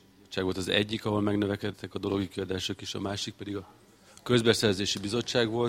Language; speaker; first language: Hungarian; native; Hungarian